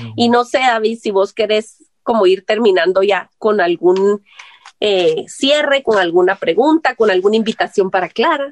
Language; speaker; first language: Spanish; native; Spanish